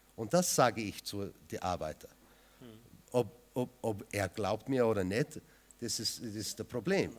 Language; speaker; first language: German; non-native, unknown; English